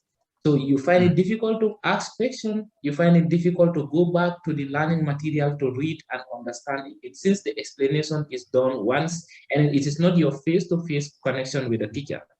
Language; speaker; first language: English; non-native, learner; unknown